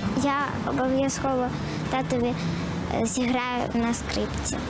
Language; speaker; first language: Ukrainian; non-native, local second language; Russian